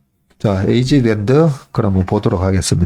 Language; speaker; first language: Korean; native; Korean